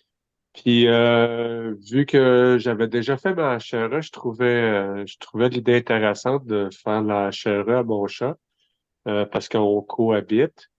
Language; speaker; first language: French; native; French